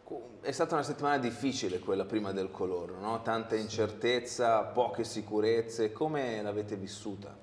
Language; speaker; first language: Italian; native; Italian